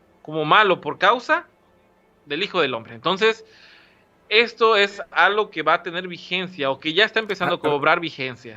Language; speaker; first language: Spanish; native; Spanish